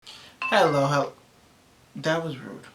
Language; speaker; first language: English; native; English